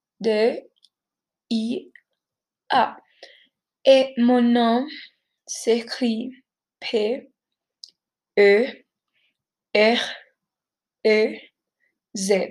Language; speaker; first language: French; non-native, learner; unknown